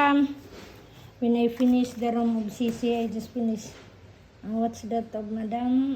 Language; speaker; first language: English; non-native, learner; Filipino